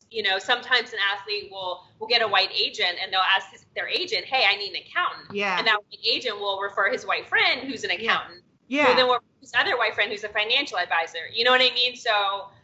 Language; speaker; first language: English; native; English